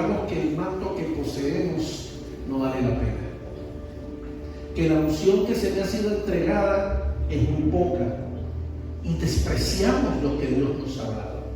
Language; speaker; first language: Spanish; native; Spanish